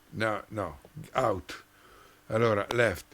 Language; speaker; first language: English; non-native, learner; Italian